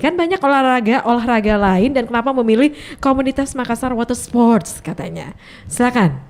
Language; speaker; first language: Indonesian; native; Indonesian